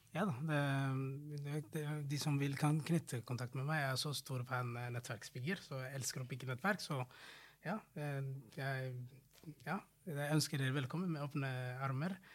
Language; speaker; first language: Norwegian; non-native, fluent; Somali